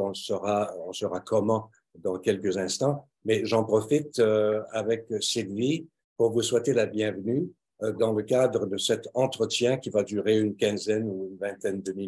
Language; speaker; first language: French; native; French